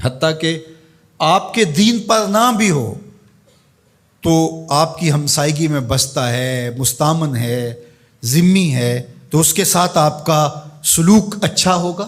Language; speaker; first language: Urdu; non-native, local second language; Punjabi